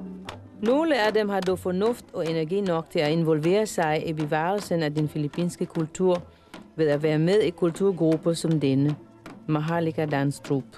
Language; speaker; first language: Danish; non-native, fluent; Filipino